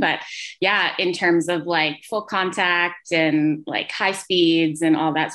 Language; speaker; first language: English; native; English